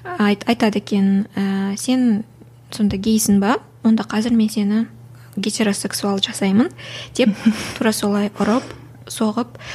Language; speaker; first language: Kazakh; native; Kazakh